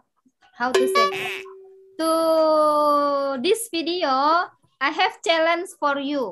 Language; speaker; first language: English; non-native, learner; Indonesian